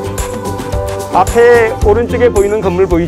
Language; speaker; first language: Korean; native; Korean